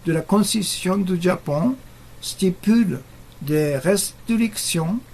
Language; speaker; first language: French; non-native, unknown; Japanese